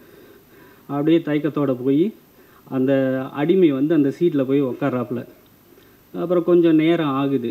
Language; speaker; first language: Tamil; native; Tamil